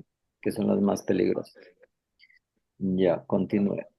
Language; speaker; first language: Spanish; native; Spanish